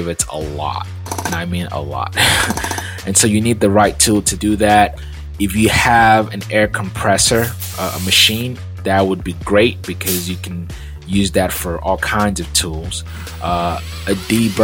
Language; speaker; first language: English; non-native, local second language; Yoruba